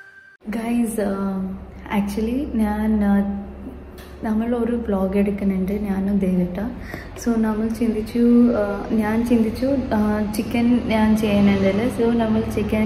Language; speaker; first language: Malayalam; non-native, learner; Tamil